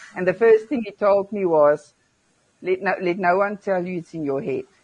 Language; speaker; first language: English; non-native, local second language; Afrikaans